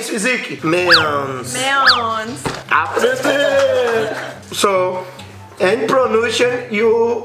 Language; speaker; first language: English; non-native, learner; Portuguese